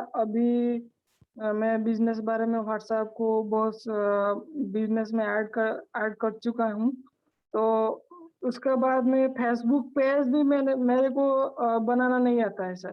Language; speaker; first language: Hindi; non-native, local second language; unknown